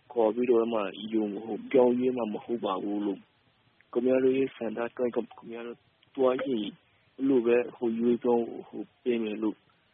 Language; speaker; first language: Burmese; non-native, local second language; Rohingya